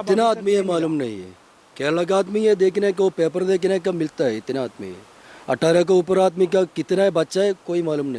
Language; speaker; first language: Hindi; non-native, local second language; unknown